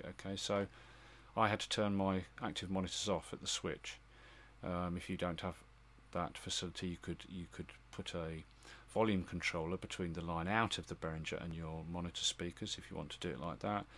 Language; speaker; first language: English; native; English